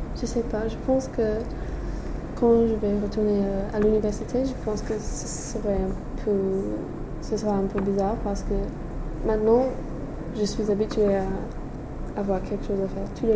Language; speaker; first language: French; non-native, fluent; English